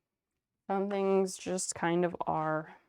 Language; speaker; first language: English; native; English